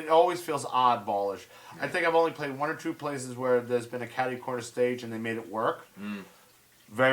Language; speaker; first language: English; native; English